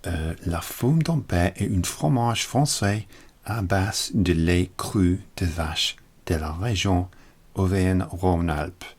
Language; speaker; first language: French; non-native, learner; English